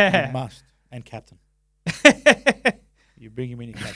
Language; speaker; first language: English; native; English